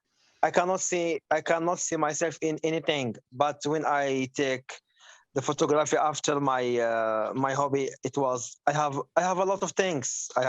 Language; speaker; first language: English; non-native, learner; Arabic